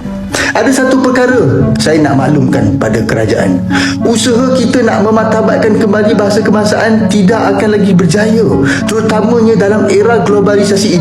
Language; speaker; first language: Malay; native; Malay